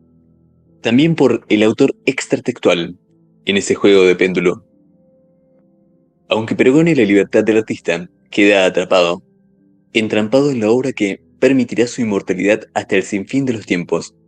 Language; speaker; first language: Spanish; native; Spanish